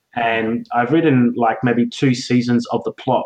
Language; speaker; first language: English; native; English